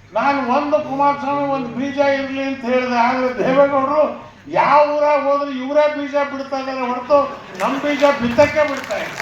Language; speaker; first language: Kannada; non-native, local second language; Urdu